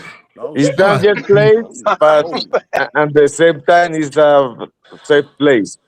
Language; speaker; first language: English; non-native, learner; Spanish